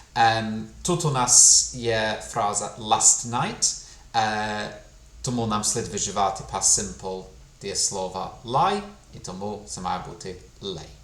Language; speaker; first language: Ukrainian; non-native, fluent; English